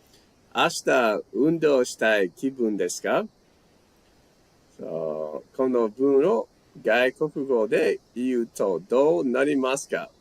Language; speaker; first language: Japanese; non-native, learner; English